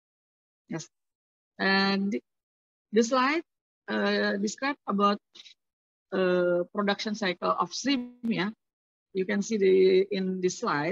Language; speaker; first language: English; non-native, learner; Indonesian